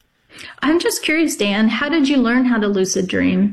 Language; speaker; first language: English; native; English